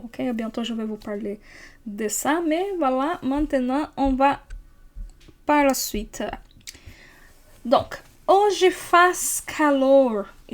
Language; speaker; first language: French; non-native, fluent; Portuguese